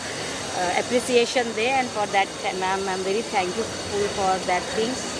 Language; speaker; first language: Hindi; native; Hindi